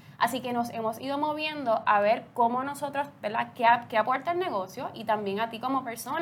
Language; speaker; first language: Spanish; native; Spanish